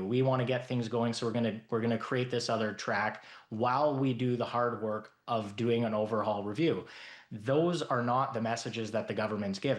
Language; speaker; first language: English; native; English